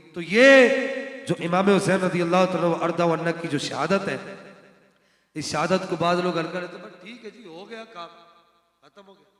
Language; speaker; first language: Urdu; non-native, local second language; Punjabi